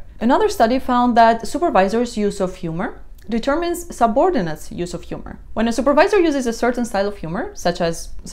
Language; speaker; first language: English; non-native, fluent; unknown